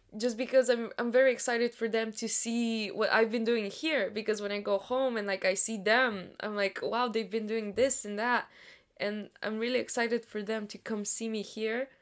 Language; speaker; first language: English; non-native, fluent; Bulgarian